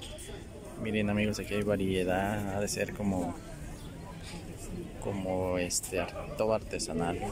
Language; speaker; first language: Spanish; native; Spanish